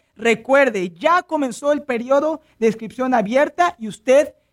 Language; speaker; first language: Spanish; native; Spanish